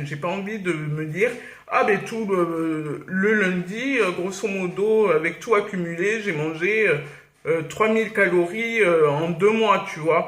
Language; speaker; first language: French; native; French